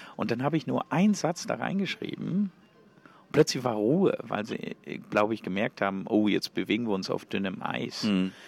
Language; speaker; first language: German; native; German